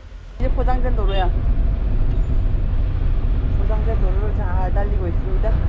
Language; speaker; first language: Korean; native; Korean